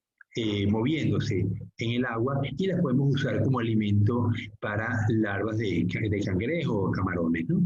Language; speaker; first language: Spanish; native; Spanish